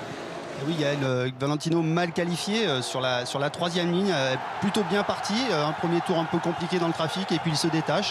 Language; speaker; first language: French; native; French